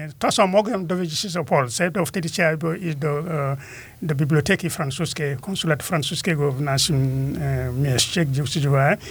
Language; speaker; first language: Polish; non-native, fluent; Fula